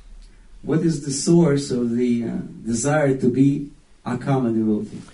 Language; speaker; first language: English; non-native, learner; Russian